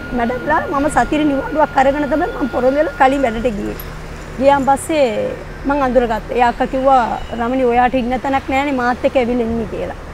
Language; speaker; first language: Sinhala; non-native, local second language; Tamil